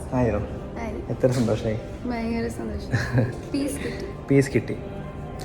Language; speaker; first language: Malayalam; non-native, learner; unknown